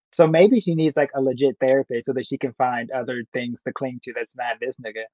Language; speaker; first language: English; native; English